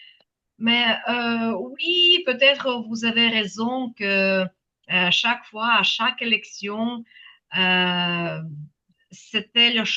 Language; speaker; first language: French; non-native, fluent; Ukrainian